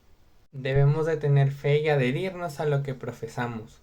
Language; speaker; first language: Spanish; native; Spanish